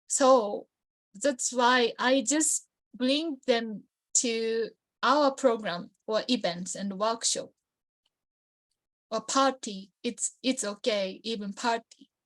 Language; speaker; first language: English; non-native, learner; Japanese